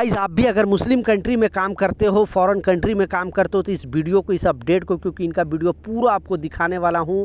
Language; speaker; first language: Hindi; native; Hindi